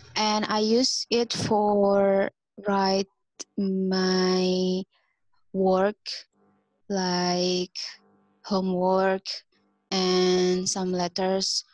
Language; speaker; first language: English; non-native, fluent; Indonesian